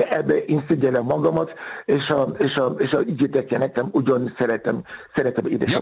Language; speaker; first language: Hungarian; non-native, fluent; Yoruba